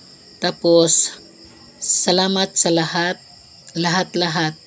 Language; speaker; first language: Filipino; non-native, local second language; Cebuano